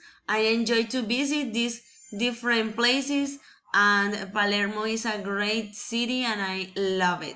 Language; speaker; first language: English; non-native, learner; Spanish